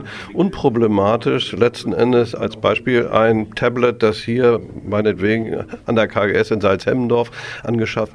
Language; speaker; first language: German; native; German